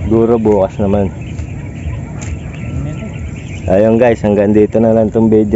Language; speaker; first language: Filipino; native; Filipino